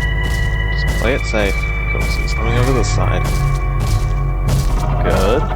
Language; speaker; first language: English; native; English